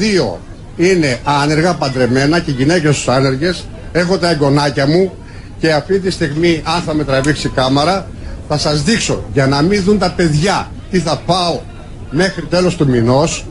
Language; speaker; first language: Greek; native; Greek